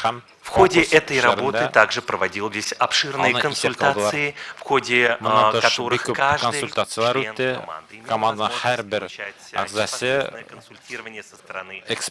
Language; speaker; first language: Russian; native; Russian